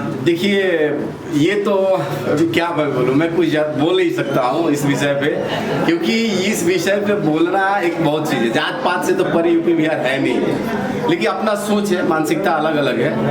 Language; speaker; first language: Hindi; native; Hindi